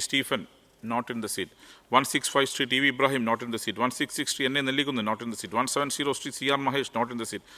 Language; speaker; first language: English; non-native, local second language; Malayalam